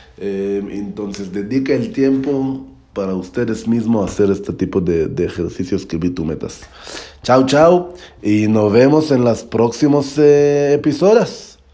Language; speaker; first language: Spanish; non-native, learner; Hebrew